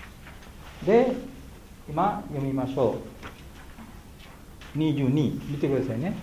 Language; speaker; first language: Japanese; non-native, learner; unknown